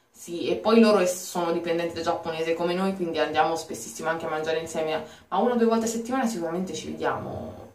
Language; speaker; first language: Italian; native; Italian